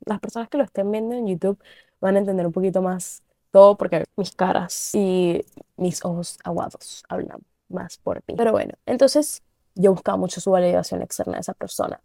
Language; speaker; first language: Spanish; native; Spanish